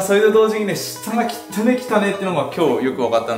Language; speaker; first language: Japanese; native; Japanese